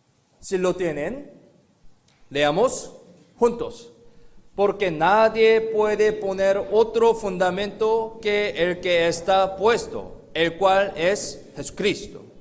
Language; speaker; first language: Spanish; non-native, fluent; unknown